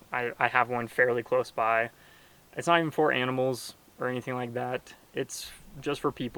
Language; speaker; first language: English; native; English